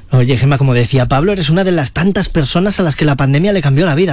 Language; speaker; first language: Spanish; native; Spanish